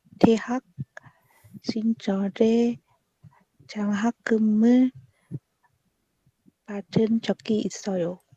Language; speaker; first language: Korean; non-native, learner; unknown